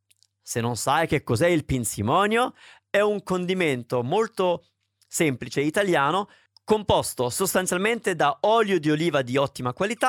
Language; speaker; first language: Italian; native; Italian